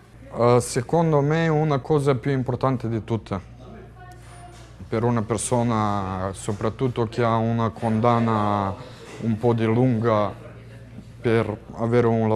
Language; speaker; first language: Italian; non-native, fluent; Serbian